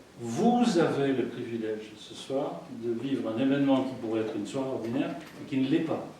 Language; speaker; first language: French; native; French